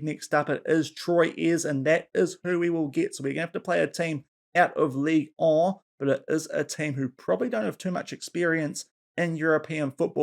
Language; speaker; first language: English; native; English